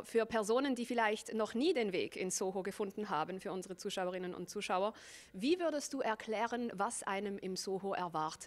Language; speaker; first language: German; native; German